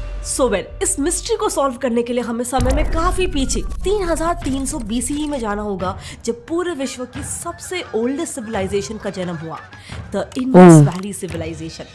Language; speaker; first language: Hindi; native; Hindi